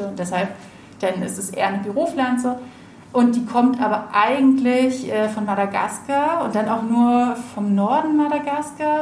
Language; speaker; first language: German; native; German